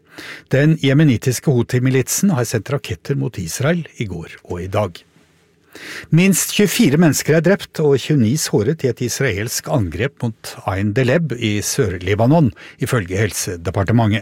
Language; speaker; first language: Norwegian; native; Norwegian